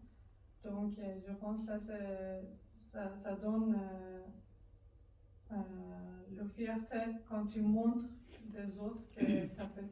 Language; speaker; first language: French; non-native, learner; Persian